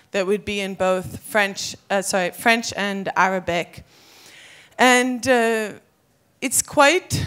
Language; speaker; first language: English; native; English